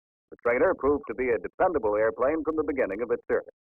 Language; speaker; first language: English; native; English